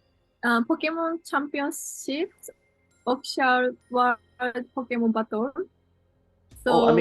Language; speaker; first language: English; non-native, learner; Japanese